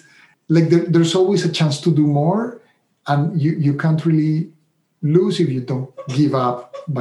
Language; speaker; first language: English; non-native, fluent; Spanish